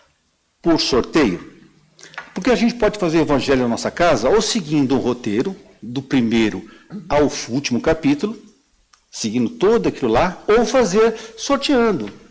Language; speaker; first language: Portuguese; native; Portuguese